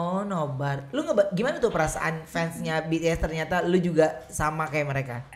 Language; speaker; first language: Indonesian; native; Indonesian